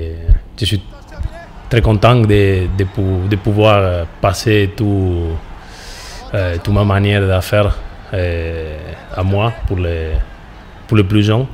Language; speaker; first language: French; non-native, fluent; Spanish